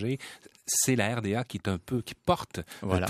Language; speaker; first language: French; native; French